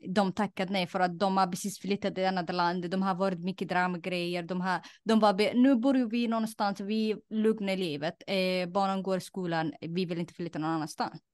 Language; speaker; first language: Swedish; non-native, fluent; Somali